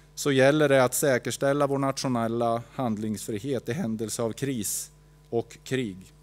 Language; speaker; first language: Swedish; native; Swedish